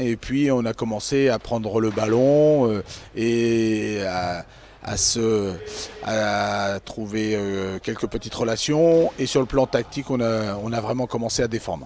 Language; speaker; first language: French; native; French